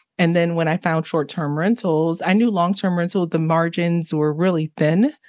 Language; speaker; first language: English; early bilingual, other home language; Haitian Creole